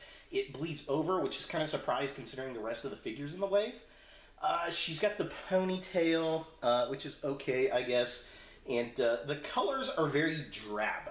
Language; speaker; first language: English; native; English